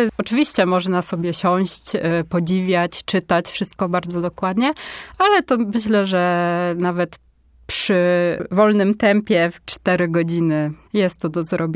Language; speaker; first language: Polish; native; Polish